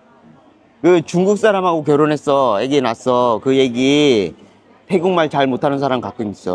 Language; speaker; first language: Korean; native; Korean